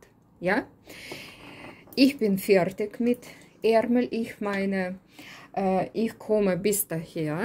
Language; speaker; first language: German; non-native, learner; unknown